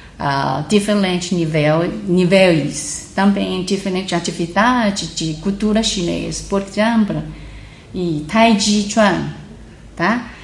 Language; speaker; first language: Portuguese; non-native, learner; Chinese